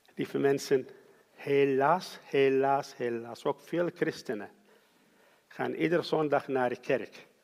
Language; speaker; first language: Dutch; non-native, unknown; Arabic